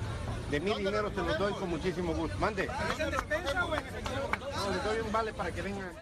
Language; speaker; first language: Spanish; native; Spanish